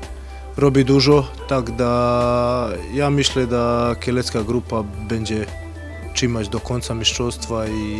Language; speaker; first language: Polish; non-native, learner; Croatian